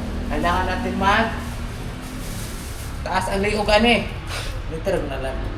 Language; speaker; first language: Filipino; non-native, local second language; Cebuano